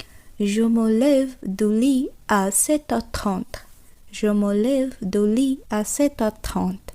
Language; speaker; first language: French; non-native, fluent; Bangla